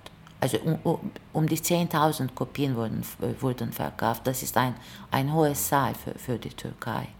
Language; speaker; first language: German; non-native, fluent; Turkish